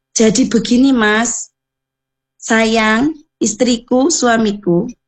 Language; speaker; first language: Indonesian; non-native, local second language; Javanese